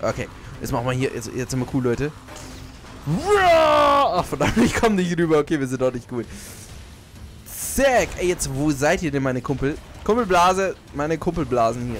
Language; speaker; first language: German; native; German